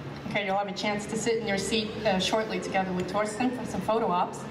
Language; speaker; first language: English; native; English